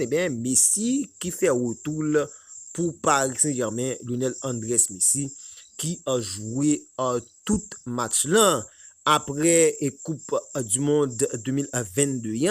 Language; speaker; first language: French; non-native, local second language; Haitian Creole